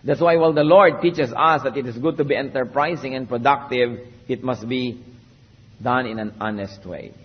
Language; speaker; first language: English; non-native, local second language; Filipino